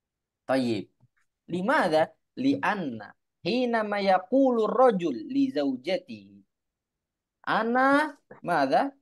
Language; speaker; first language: Arabic; non-native, fluent; Indonesian